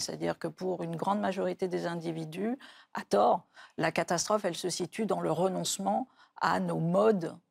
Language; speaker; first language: French; native; French